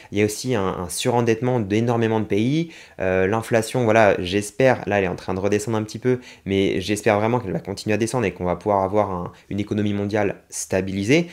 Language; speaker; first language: French; native; French